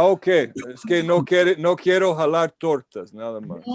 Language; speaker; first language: Spanish; non-native, fluent; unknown